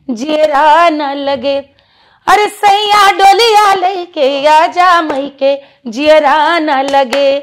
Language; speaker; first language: Hindi; native; Hindi